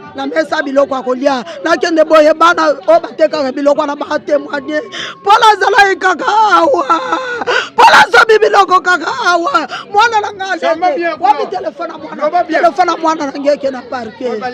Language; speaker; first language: Lingala; native; Lingala